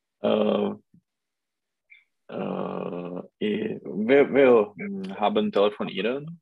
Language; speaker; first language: German; non-native, learner; Czech